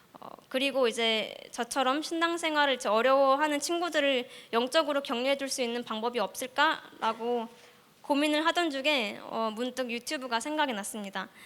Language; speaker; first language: Korean; early bilingual, heritage; Korean